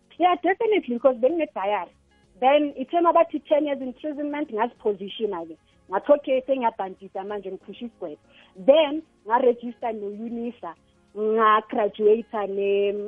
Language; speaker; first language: Zulu; non-native, local second language; Northern Sotho